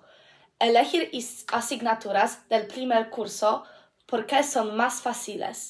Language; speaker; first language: Spanish; non-native, learner; English